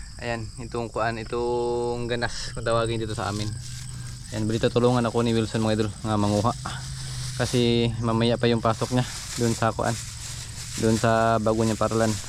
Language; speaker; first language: Filipino; native; Filipino